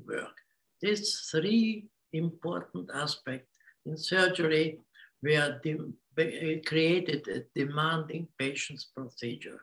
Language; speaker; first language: English; non-native, fluent; Hungarian